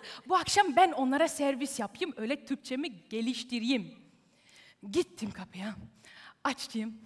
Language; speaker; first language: Turkish; early bilingual, heritage; Turkish